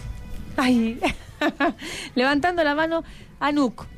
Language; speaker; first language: Spanish; native; Spanish